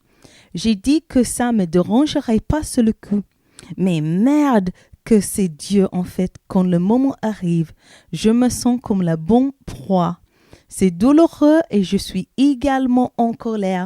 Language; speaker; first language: French; non-native, learner; English